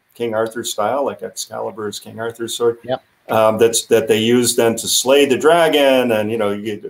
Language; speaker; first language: English; native; English